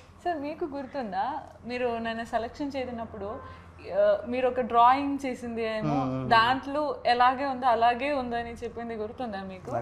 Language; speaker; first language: Telugu; non-native, learner; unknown